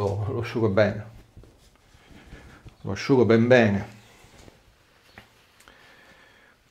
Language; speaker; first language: Italian; native; Italian